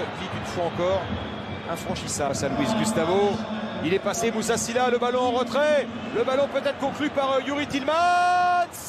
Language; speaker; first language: French; native; French